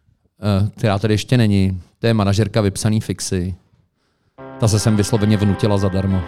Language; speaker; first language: Czech; native; Czech